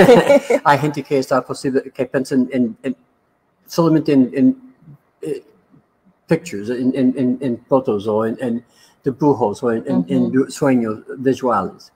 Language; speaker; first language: Spanish; non-native, learner; English